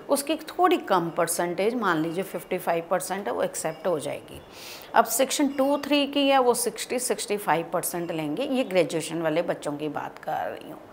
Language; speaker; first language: Hindi; native; Hindi